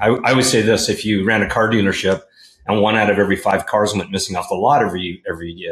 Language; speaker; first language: English; native; English